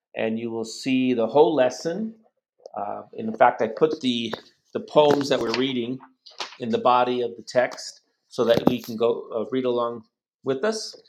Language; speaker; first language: English; native; English